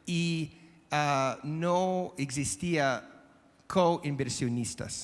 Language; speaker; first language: Spanish; non-native, fluent; English